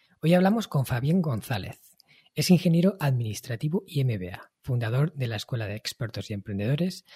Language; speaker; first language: Spanish; native; Spanish